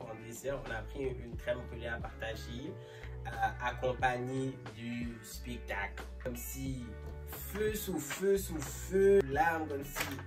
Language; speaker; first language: French; native; French